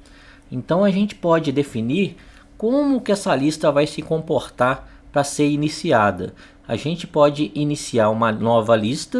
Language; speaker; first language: Portuguese; native; Portuguese